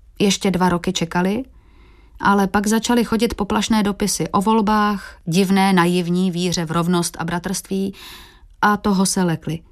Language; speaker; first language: Czech; early bilingual, heritage; Portuguese